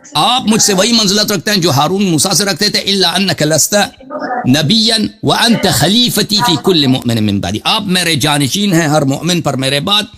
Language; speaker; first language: Urdu; non-native, fluent; Persian